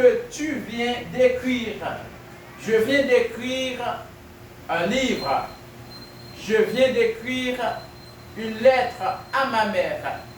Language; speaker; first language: French; non-native, fluent; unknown